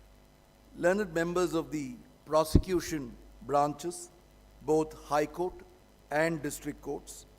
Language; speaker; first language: English; non-native, local second language; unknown